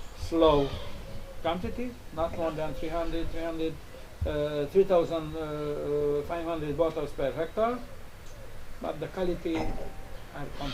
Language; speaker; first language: English; non-native, learner; Romanian